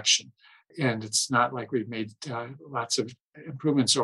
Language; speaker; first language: English; native; English